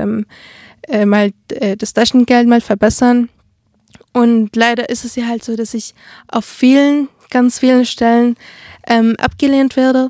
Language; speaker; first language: German; early bilingual, other home language; Arabic